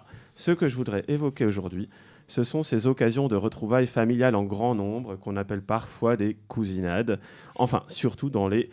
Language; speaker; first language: French; native; French